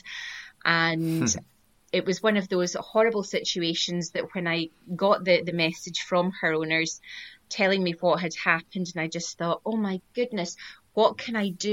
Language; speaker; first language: English; native; English